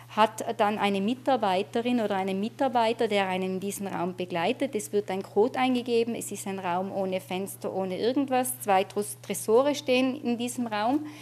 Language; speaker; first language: German; native; German